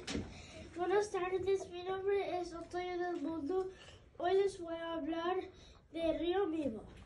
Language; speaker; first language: Spanish; non-native, learner; English